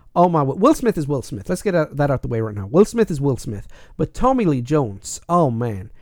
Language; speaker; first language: English; native; English